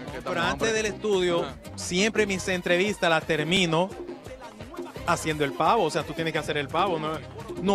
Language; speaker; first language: Spanish; native; Spanish